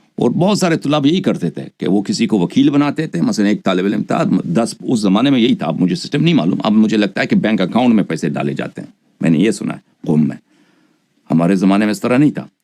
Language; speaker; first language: Urdu; non-native, fluent; Persian